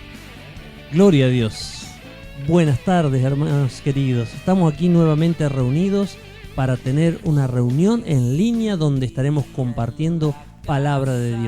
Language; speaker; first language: Spanish; native; Spanish